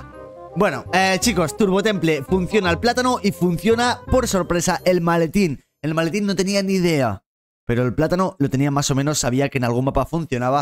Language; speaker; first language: Spanish; native; Spanish